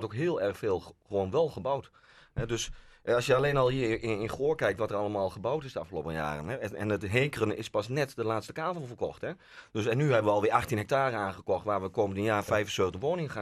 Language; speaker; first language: Dutch; native; Dutch